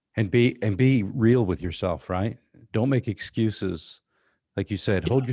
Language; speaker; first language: English; native; English